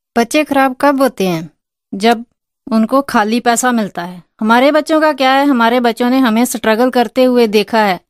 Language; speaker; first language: Hindi; non-native, local second language; Punjabi